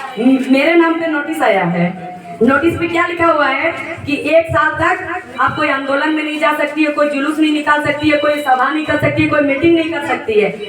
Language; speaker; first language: Hindi; native; Hindi